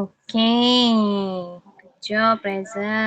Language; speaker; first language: English; non-native, fluent; Indonesian